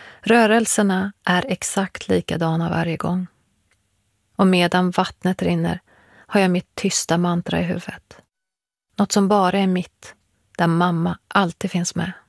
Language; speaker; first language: Swedish; early bilingual, other home language; Persian